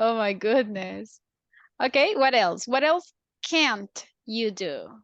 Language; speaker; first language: English; non-native, fluent; Spanish